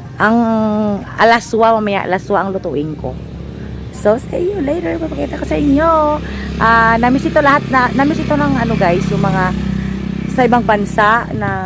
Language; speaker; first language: Filipino; non-native, local second language; Hiligaynon